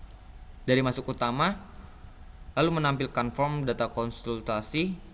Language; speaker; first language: Indonesian; native; Indonesian